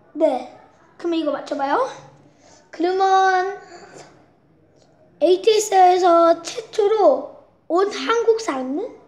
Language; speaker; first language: Korean; early bilingual, heritage; Korean